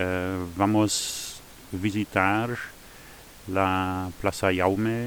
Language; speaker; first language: Spanish; non-native, fluent; Luxembourgish